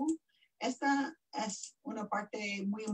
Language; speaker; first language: Spanish; non-native, learner; English